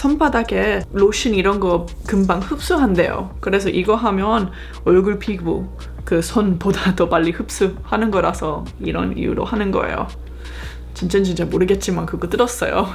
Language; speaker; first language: Korean; non-native, fluent; English